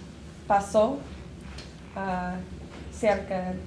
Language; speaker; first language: Spanish; non-native, learner; English